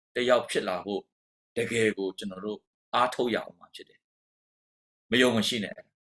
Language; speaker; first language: Burmese; non-native, local second language; Hakha Chin